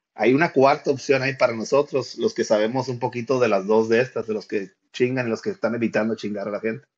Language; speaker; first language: Spanish; native; Spanish